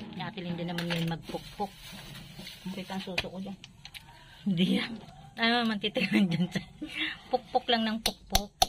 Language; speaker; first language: Filipino; non-native, local second language; Bikol